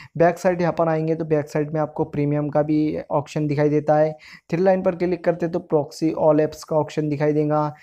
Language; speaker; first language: Hindi; native; Hindi